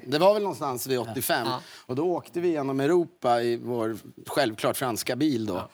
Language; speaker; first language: Swedish; native; Swedish